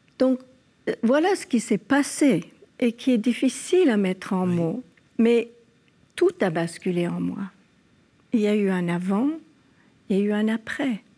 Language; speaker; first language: French; non-native, fluent; English